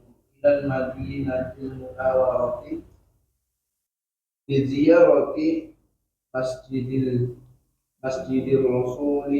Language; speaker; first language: Arabic; non-native, learner; Indonesian